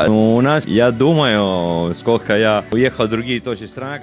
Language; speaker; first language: Russian; non-native, learner; Italian